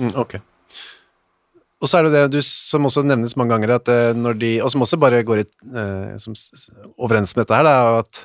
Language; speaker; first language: Norwegian; native; Norwegian